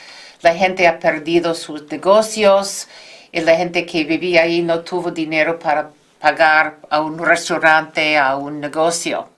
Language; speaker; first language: Spanish; non-native, fluent; English